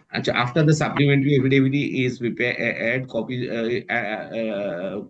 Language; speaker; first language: English; non-native, local second language; Bangla